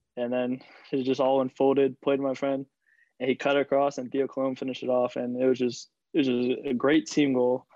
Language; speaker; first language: English; native; English